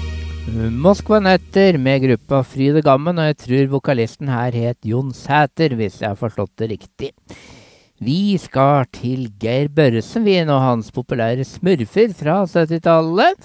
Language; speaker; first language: Norwegian; native; Norwegian